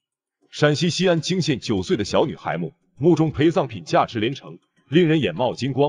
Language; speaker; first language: Chinese; native; Chinese